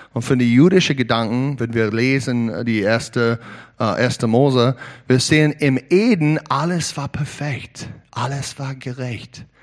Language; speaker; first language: German; non-native, learner; English